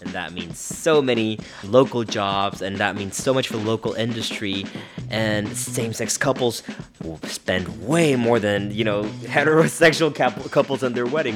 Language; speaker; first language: English; early bilingual, other home language; Spanish